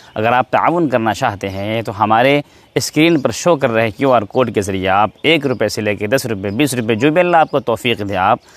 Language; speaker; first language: Hindi; native; Hindi